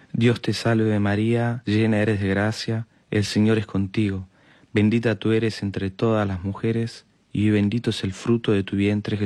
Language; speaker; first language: Spanish; native; Spanish